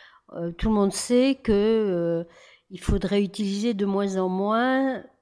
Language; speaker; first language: French; native; French